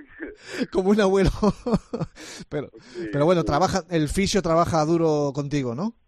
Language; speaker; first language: Spanish; native; Spanish